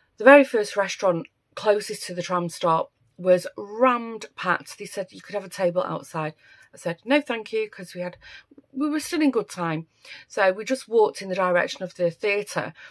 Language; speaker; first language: English; native; English